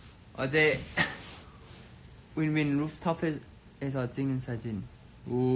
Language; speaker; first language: Korean; non-native, fluent; Thai